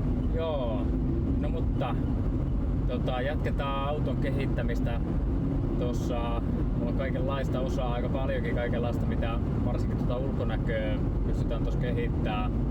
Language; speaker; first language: Finnish; native; Finnish